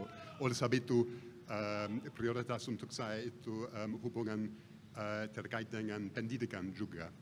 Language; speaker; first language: Indonesian; non-native, fluent; English